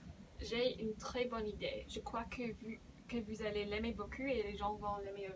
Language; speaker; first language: French; non-native, learner; English